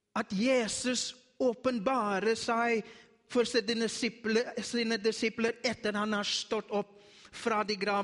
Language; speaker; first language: Norwegian; non-native, learner; Afrikaans